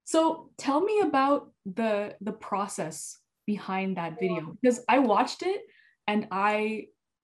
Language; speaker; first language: English; native; English